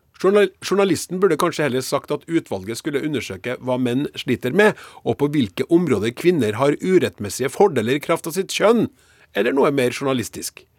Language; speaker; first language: Norwegian; native; Norwegian